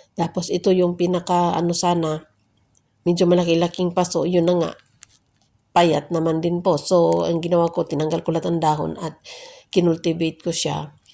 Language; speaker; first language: Filipino; native; Filipino